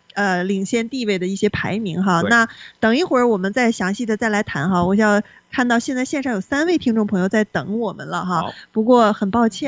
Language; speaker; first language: Chinese; native; Chinese